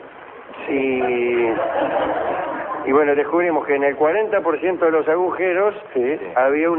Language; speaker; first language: Spanish; native; Spanish